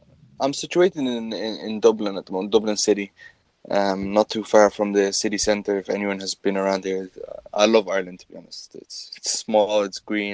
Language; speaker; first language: English; native; English